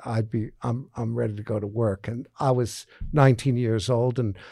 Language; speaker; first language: English; native; English